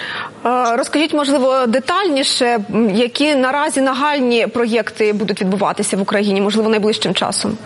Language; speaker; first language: Ukrainian; native; Ukrainian